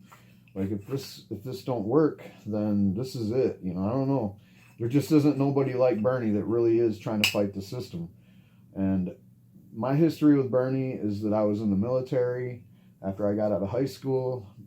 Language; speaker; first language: English; native; English